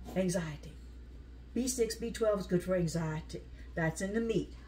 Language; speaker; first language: English; native; English